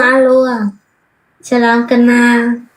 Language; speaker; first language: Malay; non-native, learner; Vietnamese